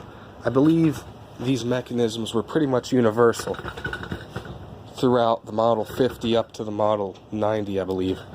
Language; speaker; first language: English; native; English